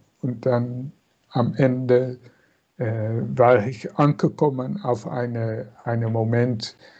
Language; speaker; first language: German; non-native, fluent; Dutch